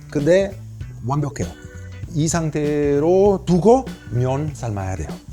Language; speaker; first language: Korean; non-native, learner; Italian